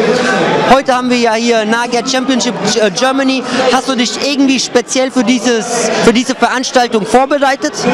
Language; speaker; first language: German; native; German